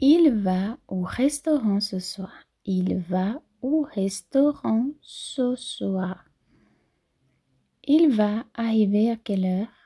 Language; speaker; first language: French; non-native, fluent; Portuguese